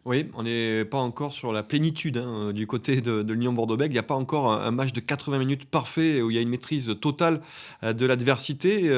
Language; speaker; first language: French; native; French